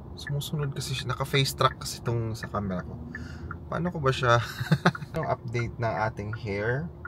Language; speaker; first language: Filipino; native; Filipino